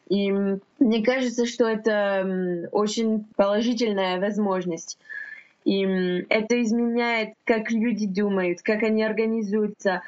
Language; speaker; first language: Russian; non-native, fluent; French